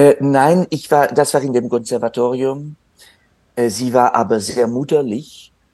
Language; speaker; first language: German; non-native, fluent; French